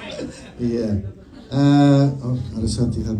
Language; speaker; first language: Indonesian; non-native, fluent; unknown